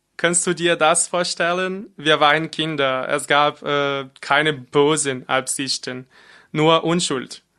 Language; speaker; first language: German; non-native, fluent; Portuguese